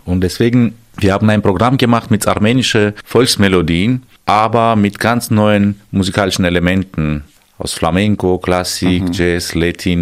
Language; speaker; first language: German; non-native, fluent; Armenian